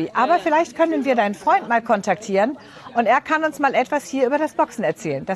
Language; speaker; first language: German; native; German